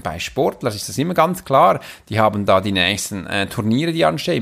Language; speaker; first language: German; native; German